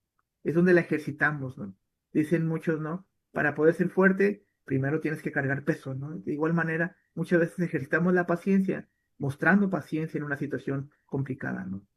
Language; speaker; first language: Spanish; native; Spanish